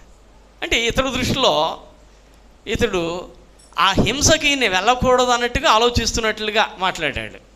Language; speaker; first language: Telugu; native; Telugu